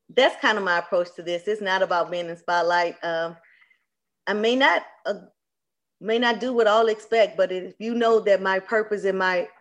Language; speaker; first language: English; native; English